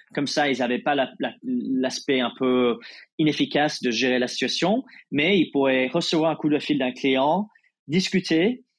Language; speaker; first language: French; non-native, fluent; English